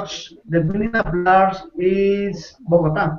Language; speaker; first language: English; non-native, learner; Spanish